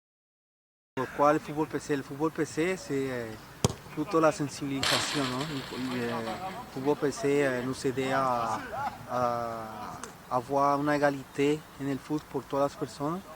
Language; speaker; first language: French; non-native, learner; Spanish